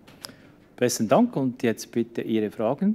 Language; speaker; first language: German; native; German